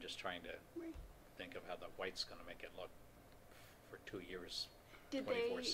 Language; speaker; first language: English; native; English